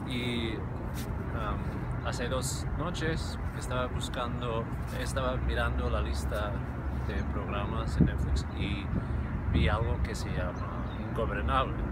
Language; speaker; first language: Spanish; non-native, fluent; English